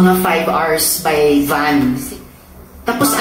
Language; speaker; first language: Filipino; native; Filipino